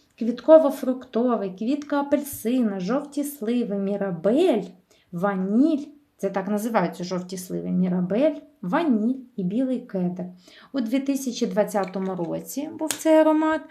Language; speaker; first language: Ukrainian; native; Ukrainian